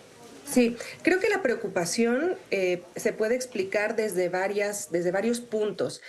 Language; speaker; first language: Spanish; native; Spanish